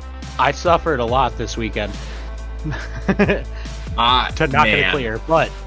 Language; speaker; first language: English; native; English